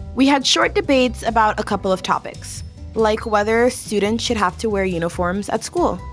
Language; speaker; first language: English; native; English